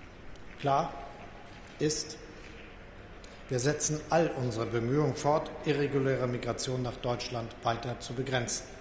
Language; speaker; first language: German; native; German